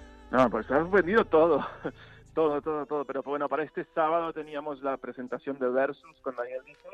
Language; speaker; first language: Spanish; native; Spanish